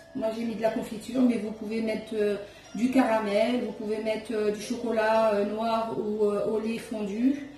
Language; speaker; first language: French; non-native, local second language; Arabic